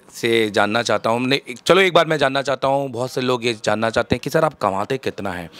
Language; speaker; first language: Hindi; native; Hindi